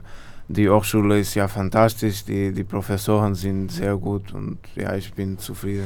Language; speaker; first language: German; non-native, fluent; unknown